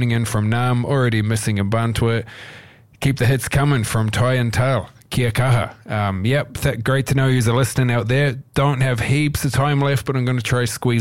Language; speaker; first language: English; native; English